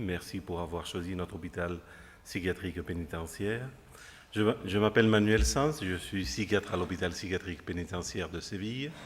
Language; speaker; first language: French; non-native, fluent; Spanish